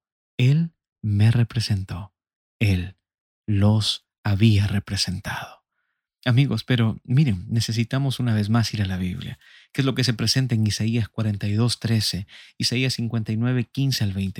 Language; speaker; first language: Spanish; native; Spanish